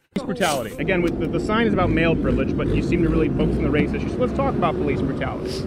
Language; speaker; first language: English; native; English